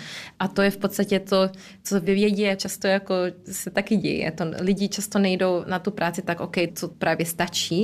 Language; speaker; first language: Czech; early bilingual, heritage; Czech